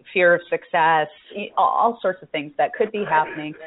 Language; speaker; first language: English; native; English